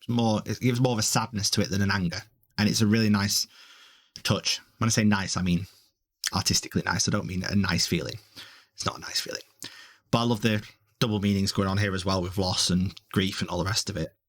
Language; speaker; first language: English; native; English